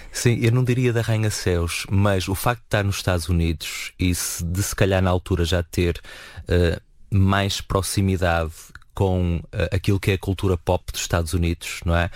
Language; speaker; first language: Portuguese; native; Portuguese